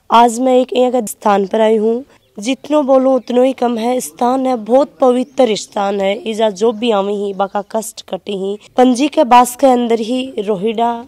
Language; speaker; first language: Hindi; native; Hindi